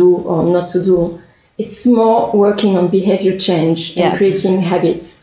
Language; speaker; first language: English; non-native, fluent; French